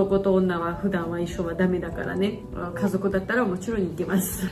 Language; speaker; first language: Japanese; non-native, fluent; Georgian